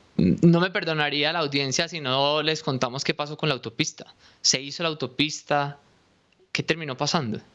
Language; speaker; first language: Spanish; native; Spanish